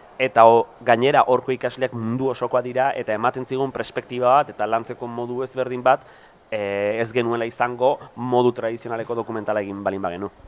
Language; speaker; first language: Basque; native; Basque